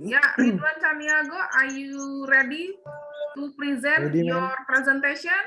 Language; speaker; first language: English; non-native, learner; Indonesian